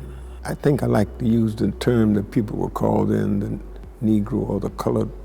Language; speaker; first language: English; native; English